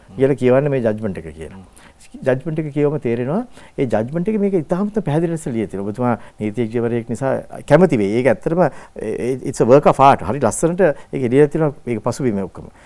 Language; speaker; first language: Sinhala; native; Sinhala